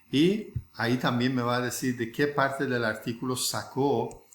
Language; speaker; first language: Spanish; non-native, fluent; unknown